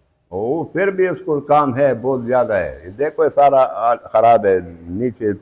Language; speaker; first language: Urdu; non-native, local second language; Pashto